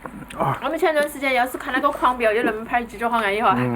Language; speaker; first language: Chinese; native; Chinese